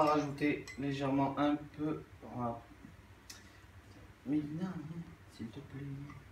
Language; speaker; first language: French; native; French